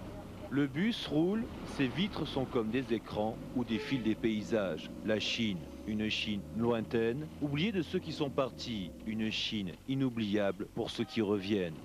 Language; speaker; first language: French; native; French